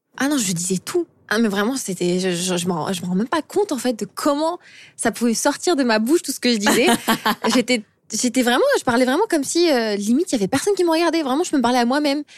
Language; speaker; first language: French; early bilingual, other home language; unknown